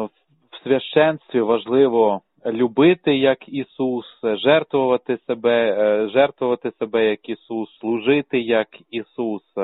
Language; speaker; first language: Ukrainian; native; Ukrainian